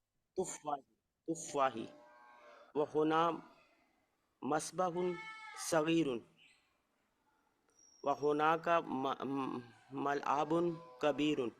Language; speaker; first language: Arabic; non-native, learner; Urdu